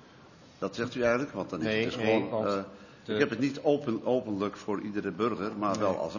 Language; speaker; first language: Dutch; native; Dutch